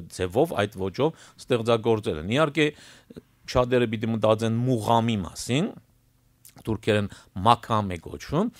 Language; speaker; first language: Armenian; early bilingual, heritage; Armenian